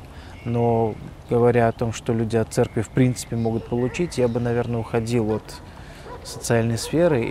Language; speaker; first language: Russian; native; Russian